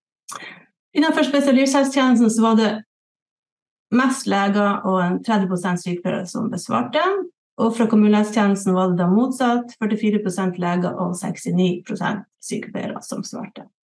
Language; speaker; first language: Norwegian; native; Norwegian